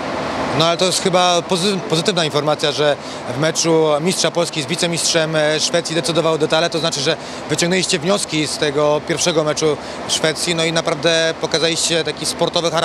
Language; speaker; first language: Polish; native; Polish